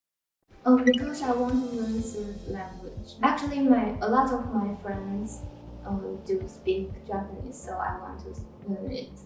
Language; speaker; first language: English; non-native, learner; Chinese